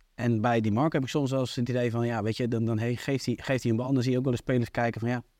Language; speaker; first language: Dutch; native; Dutch